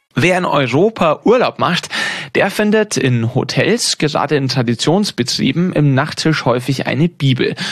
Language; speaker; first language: German; native; German